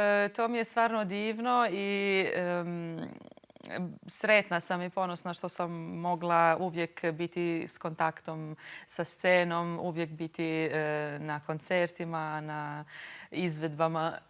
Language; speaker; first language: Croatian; non-native, local second language; Albanian